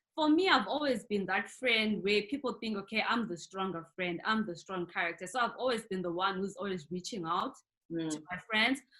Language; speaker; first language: English; non-native, local second language; North Ndebele